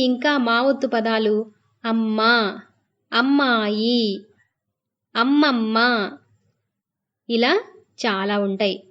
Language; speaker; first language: Telugu; native; Telugu